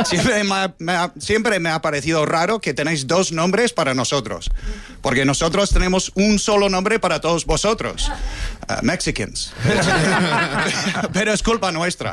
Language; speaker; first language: Spanish; non-native, fluent; English